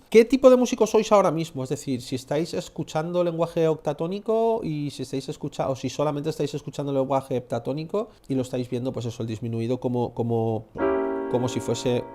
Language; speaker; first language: Spanish; native; Spanish